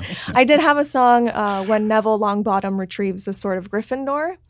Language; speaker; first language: English; native; English